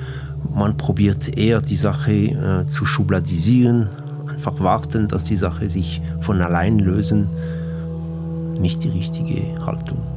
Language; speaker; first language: German; non-native, local second language; French